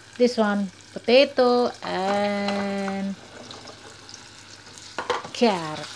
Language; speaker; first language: English; non-native, learner; Indonesian